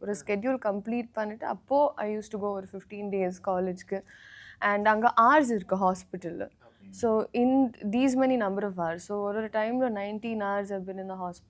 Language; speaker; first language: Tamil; non-native, learner; Telugu